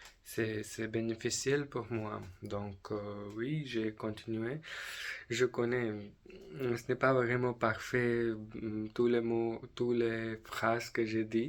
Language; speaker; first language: French; non-native, learner; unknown